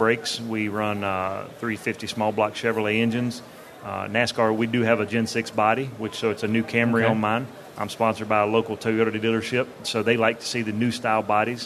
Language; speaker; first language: English; native; English